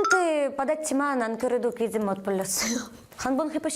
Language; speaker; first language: Korean; non-native, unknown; Ukrainian